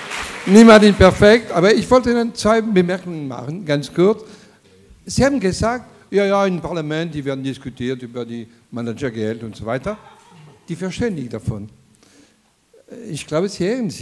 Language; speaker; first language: German; non-native, fluent; French